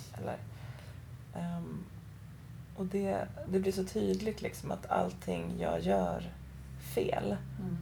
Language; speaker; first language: Swedish; early bilingual, other home language; Persian